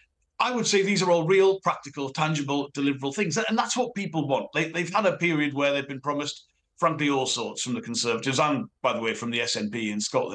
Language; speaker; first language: English; native; English